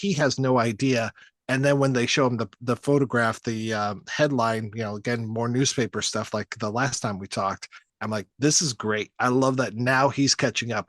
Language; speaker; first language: English; native; English